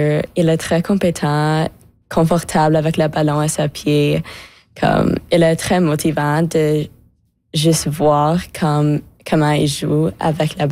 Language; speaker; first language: French; non-native, local second language; English